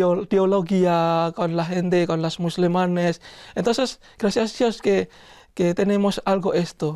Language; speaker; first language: Spanish; non-native, learner; Indonesian